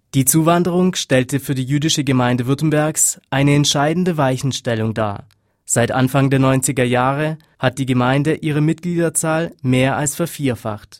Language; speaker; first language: German; native; German